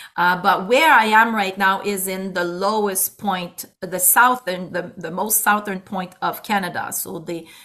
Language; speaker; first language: English; native; English